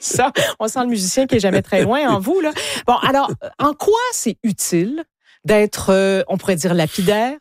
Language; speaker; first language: French; native; French